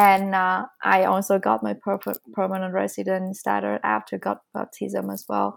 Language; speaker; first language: English; non-native, fluent; Vietnamese